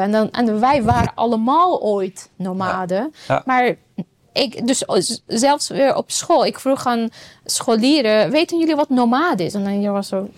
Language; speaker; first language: Dutch; non-native, fluent; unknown